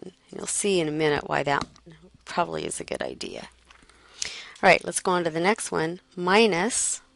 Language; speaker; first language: English; native; English